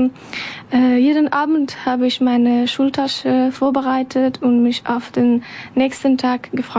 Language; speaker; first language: German; non-native, learner; Persian